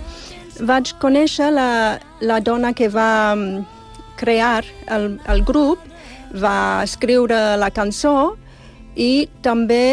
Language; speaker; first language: Catalan; non-native, fluent; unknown